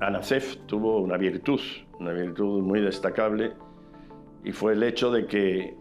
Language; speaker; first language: Spanish; native; Spanish